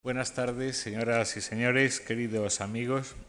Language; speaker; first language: Spanish; native; Spanish